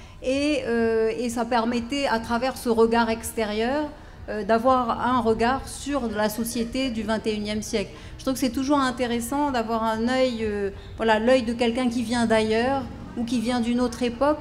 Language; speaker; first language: French; native; French